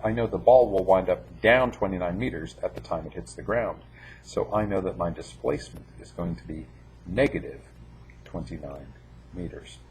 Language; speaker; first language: English; native; English